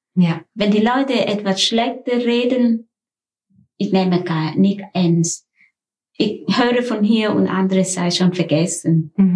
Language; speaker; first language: German; non-native, learner; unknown